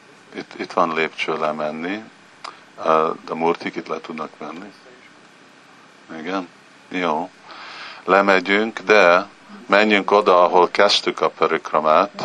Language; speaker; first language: Hungarian; early bilingual, heritage; Hungarian